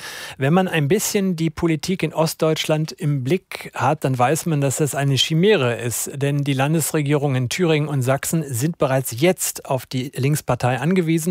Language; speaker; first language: German; native; German